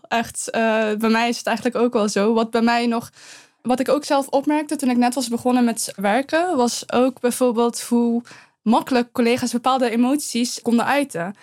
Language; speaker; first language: Dutch; early bilingual, other home language; Persian